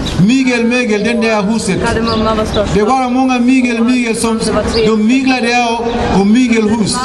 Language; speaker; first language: Swedish; non-native, fluent; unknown